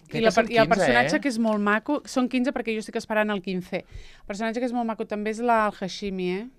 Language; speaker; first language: Catalan; native; Catalan